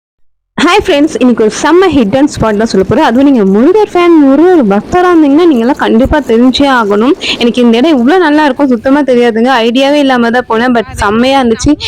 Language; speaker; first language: Tamil; native; Tamil